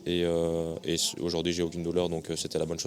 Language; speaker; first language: French; native; French